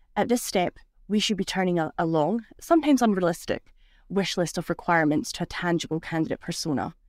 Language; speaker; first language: English; native; English